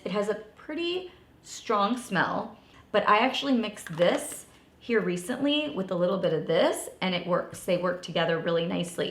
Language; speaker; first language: English; native; English